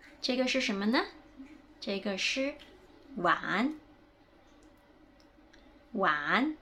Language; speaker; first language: Chinese; non-native, fluent; Indonesian